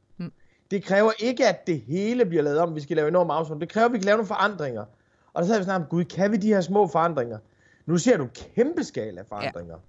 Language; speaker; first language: Danish; native; Danish